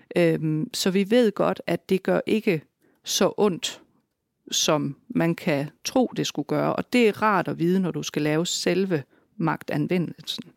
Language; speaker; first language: Danish; native; Danish